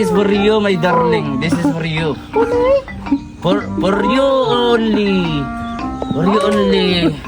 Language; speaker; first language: English; non-native, local second language; Filipino